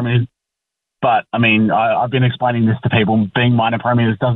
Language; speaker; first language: English; native; English